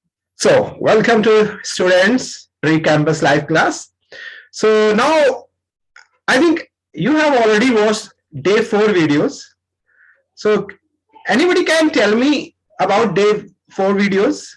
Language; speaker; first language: English; non-native, local second language; Hindi